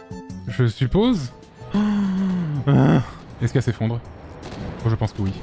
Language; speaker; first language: French; native; French